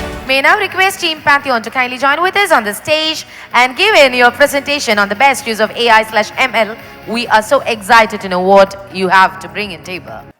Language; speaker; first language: English; non-native, local second language; Malayalam